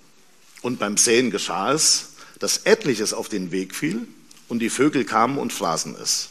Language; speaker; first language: German; native; German